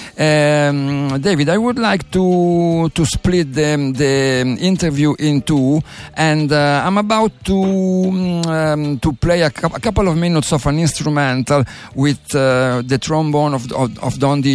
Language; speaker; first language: English; non-native, fluent; Italian